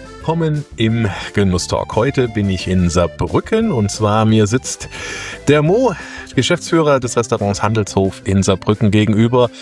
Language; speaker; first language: German; native; German